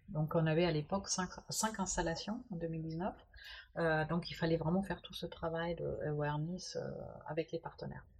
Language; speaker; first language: French; non-native, fluent; German